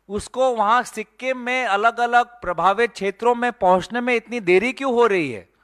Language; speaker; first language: Hindi; non-native, local second language; Assamese